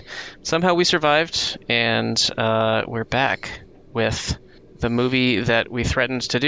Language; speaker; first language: English; native; English